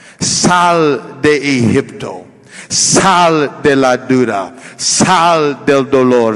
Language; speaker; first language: Spanish; non-native, learner; English